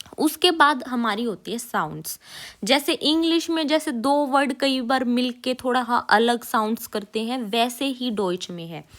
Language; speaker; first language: Hindi; native; Hindi